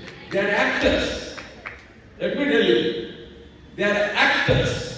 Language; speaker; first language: English; non-native, local second language; Telugu